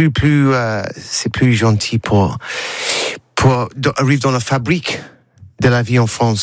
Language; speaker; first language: French; non-native, learner; English